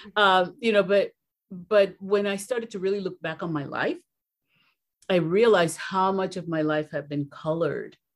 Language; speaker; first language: English; early bilingual, other home language; Spanish